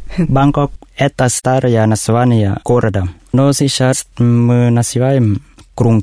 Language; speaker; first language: Russian; non-native, learner; Thai